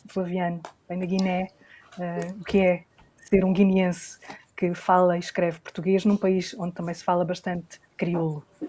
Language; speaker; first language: Portuguese; native; Portuguese